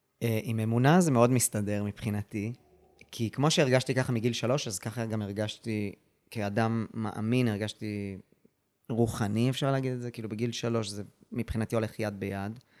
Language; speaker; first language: Hebrew; early bilingual, other home language; English